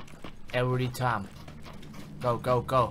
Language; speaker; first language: English; non-native, learner; Thai